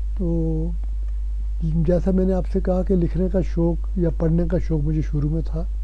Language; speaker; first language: Urdu; non-native, local second language; Punjabi